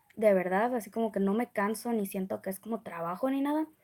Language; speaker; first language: Spanish; early bilingual, other home language; English